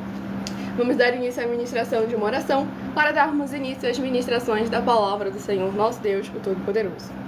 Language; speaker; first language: Portuguese; native; Portuguese